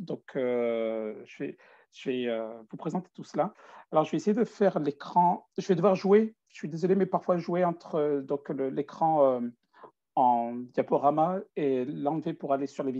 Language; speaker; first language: French; native; French